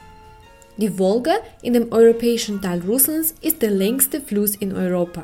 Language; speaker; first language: German; non-native, fluent; Russian